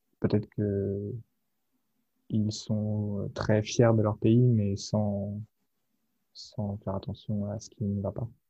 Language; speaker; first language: French; native; French